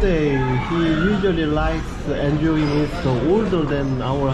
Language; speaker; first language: English; non-native, learner; Korean